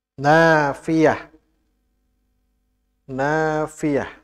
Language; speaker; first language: Arabic; non-native, fluent; Indonesian